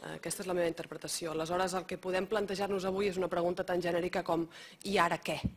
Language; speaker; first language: Catalan; native; Catalan